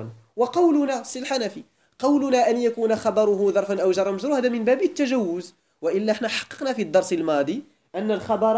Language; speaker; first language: Arabic; native; Arabic